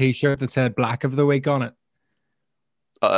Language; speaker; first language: English; native; English